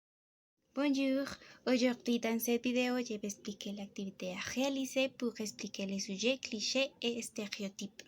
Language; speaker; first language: French; non-native, fluent; Spanish